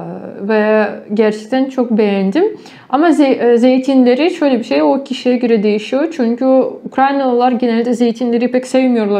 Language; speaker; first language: Turkish; non-native, fluent; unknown